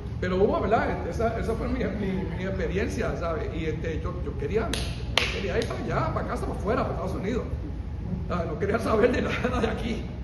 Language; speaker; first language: Spanish; early bilingual, heritage; Spanish